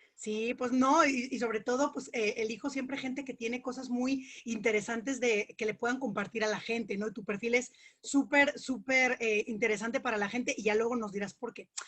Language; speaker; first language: Spanish; native; Spanish